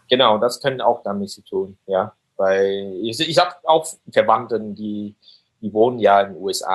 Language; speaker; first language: German; non-native, fluent; Vietnamese